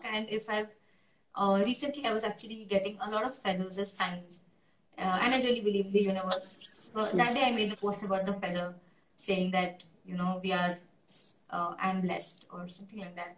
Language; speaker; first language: English; non-native, local second language; Hindi